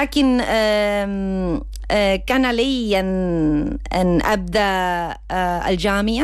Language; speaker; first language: Arabic; non-native, learner; Spanish